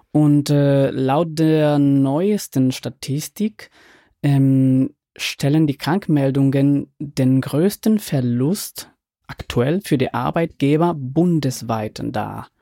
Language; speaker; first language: German; non-native, fluent; Spanish